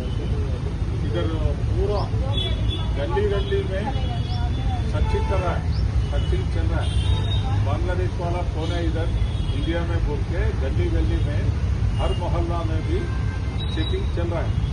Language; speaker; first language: Hindi; non-native, fluent; Bangla